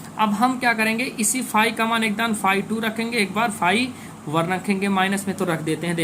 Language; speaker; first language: Hindi; native; Hindi